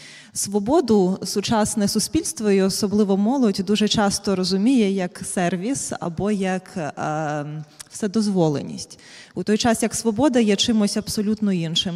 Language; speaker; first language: Ukrainian; native; Ukrainian